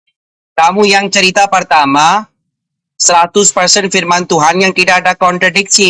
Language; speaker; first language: Indonesian; non-native, fluent; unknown